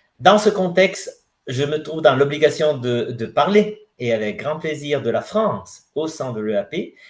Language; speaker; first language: French; non-native, fluent; Italian